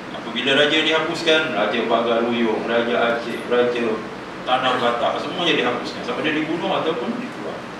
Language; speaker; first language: Malay; native; Malay